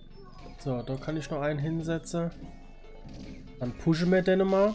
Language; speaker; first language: German; native; German